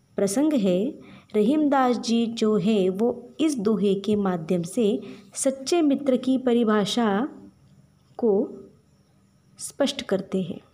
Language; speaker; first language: Hindi; non-native, local second language; Marathi